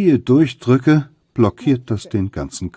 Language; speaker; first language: German; native; German